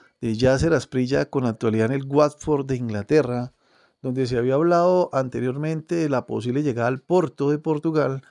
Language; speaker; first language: Spanish; native; Spanish